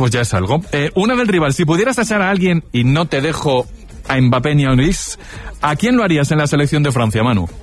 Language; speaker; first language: Spanish; native; Spanish